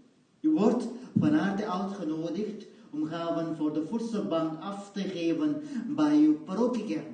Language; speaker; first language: Dutch; non-native, fluent; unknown